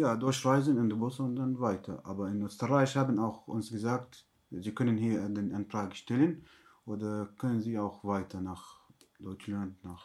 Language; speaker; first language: German; non-native, learner; Arabic